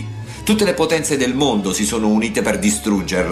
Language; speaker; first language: Italian; native; Italian